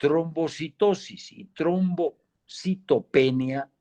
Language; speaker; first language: Spanish; native; Spanish